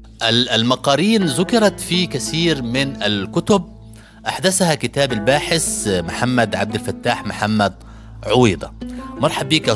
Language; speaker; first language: Arabic; native; Arabic